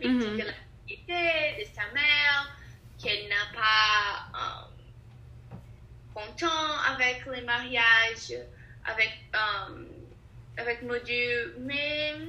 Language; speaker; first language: French; non-native, learner; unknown